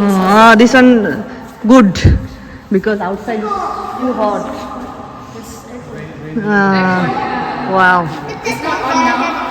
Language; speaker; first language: English; non-native, learner; Bangla